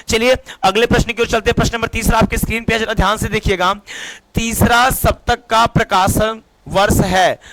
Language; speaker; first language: Hindi; native; Hindi